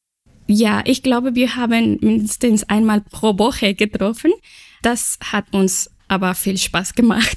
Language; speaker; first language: German; non-native, learner; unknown